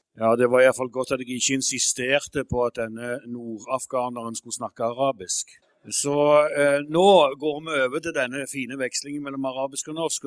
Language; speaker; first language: Norwegian; native; Norwegian